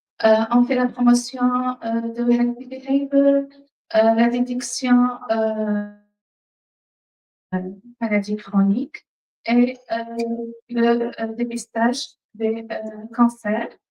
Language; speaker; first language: French; non-native, fluent; Arabic